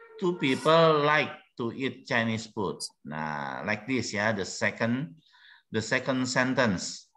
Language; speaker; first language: English; non-native, learner; Indonesian